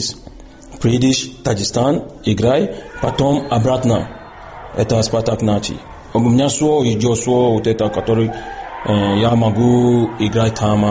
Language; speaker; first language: Russian; non-native, learner; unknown